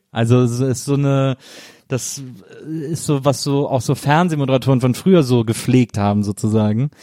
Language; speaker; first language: German; native; German